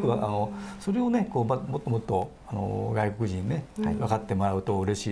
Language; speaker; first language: Japanese; native; Japanese